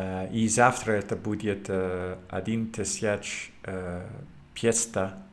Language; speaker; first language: Russian; non-native, learner; English